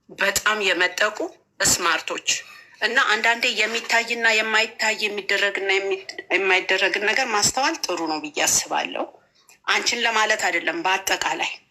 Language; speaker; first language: Amharic; native; Amharic